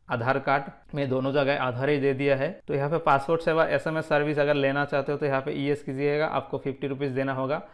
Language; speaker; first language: Hindi; non-native, local second language; Bangla